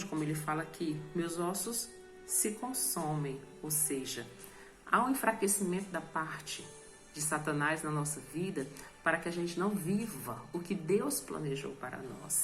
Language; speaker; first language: Portuguese; native; Portuguese